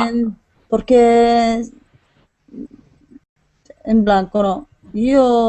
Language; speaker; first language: Spanish; non-native, learner; Portuguese